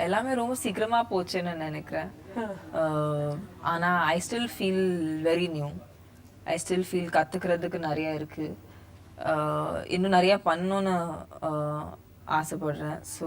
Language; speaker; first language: Tamil; non-native, fluent; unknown